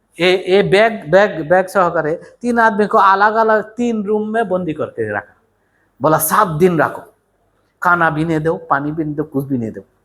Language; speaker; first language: Hindi; non-native, learner; Bangla